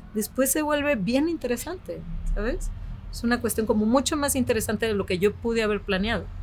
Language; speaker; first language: Spanish; native; Spanish